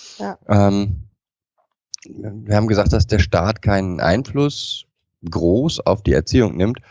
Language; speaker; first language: German; native; German